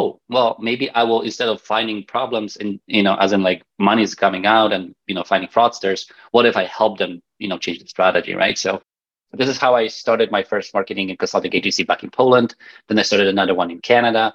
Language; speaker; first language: English; non-native, fluent; Polish